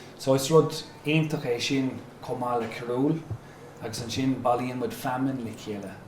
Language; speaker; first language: Irish; non-native, local second language; English